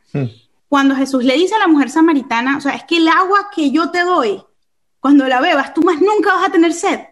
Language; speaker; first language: Spanish; native; Spanish